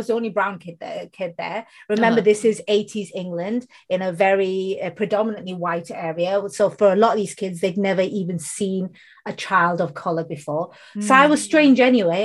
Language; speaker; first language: English; non-native, local second language; Bangla